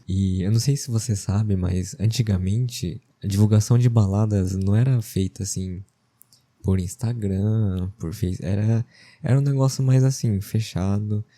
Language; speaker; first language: Portuguese; early bilingual, other home language; Japanese